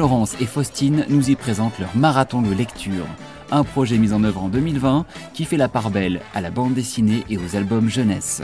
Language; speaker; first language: French; native; French